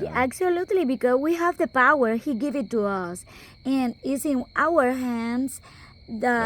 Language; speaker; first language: English; non-native, local second language; Spanish